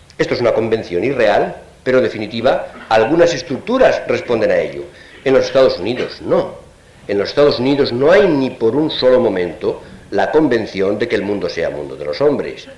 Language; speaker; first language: Spanish; native; Spanish